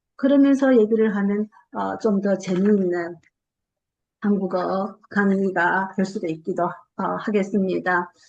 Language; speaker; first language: Korean; native; Korean